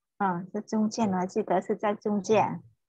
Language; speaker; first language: Chinese; non-native, fluent; Vietnamese